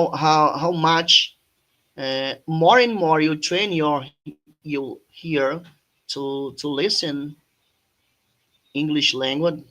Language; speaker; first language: English; non-native, fluent; Portuguese